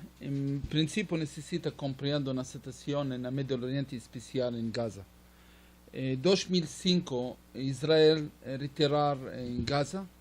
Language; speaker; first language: Spanish; non-native, learner; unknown